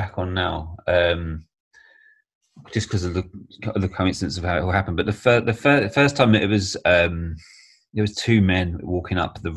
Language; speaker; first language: English; native; English